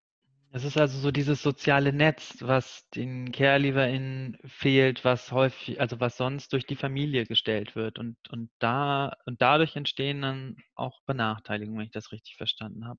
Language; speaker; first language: German; native; German